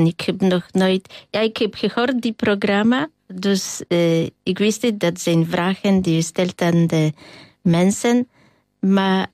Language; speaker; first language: Dutch; non-native, fluent; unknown